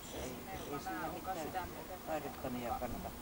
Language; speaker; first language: Finnish; native; Finnish